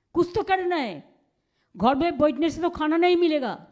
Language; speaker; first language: Hindi; non-native, local second language; Bangla